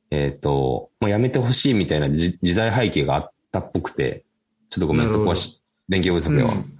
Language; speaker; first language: Japanese; native; Japanese